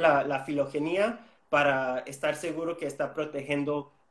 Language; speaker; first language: Spanish; non-native, fluent; English